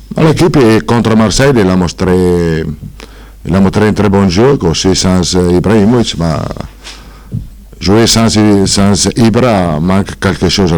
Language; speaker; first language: French; non-native, fluent; Italian